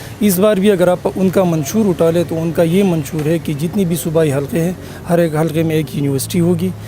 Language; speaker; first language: Urdu; non-native, local second language; Pashto